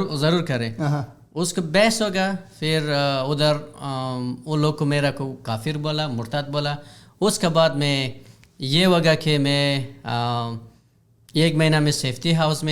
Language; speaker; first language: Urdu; non-native, learner; Hazaragi